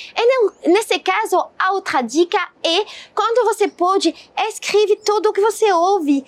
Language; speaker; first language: Portuguese; non-native, fluent; French